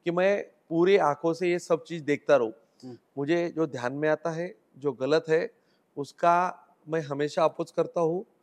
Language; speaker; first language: Hindi; non-native, local second language; Marathi